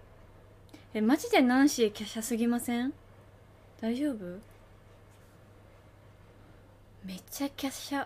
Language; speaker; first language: Japanese; native; Japanese